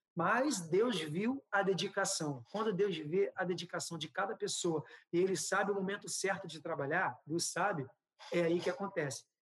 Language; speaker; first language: Portuguese; native; Portuguese